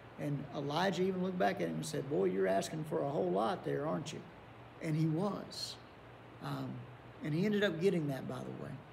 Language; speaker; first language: English; native; English